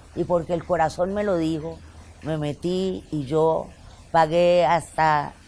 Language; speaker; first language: Spanish; native; Spanish